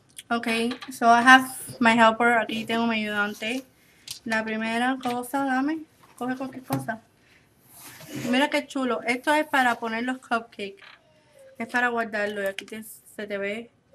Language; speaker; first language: Spanish; native; Spanish